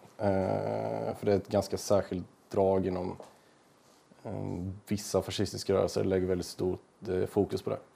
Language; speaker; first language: Swedish; native; Swedish